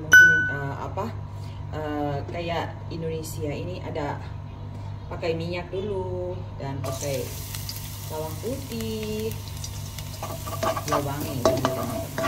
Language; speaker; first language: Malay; non-native, fluent; Thai